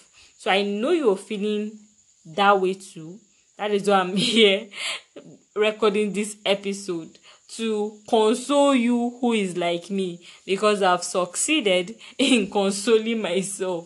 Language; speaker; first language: English; non-native, local second language; Yoruba